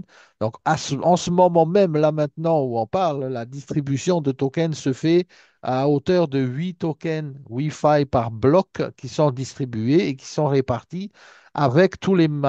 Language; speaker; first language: French; native; French